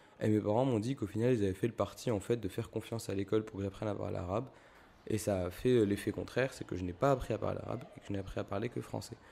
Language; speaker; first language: French; native; French